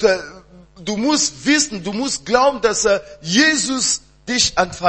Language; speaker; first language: German; non-native, learner; French